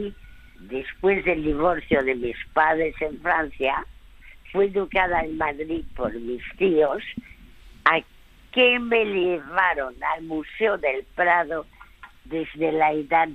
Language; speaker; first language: Spanish; early bilingual, other home language; French